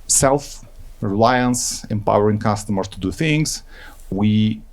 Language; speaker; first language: English; non-native, fluent; Ukrainian